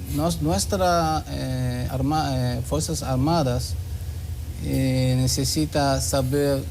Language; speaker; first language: Spanish; non-native, learner; Hebrew